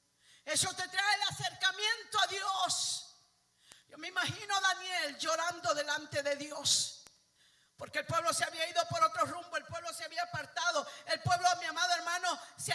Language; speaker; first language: Spanish; native; Spanish